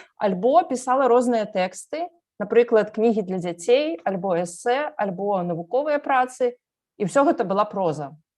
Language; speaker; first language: Belarusian; native; Belarusian